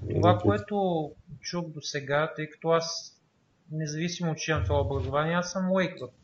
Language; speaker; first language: Bulgarian; native; Bulgarian